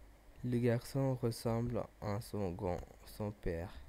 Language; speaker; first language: French; non-native, learner; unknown